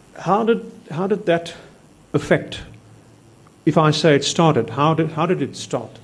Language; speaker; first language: English; non-native, local second language; Afrikaans